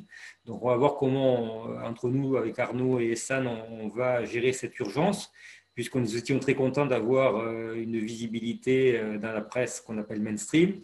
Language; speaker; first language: French; native; French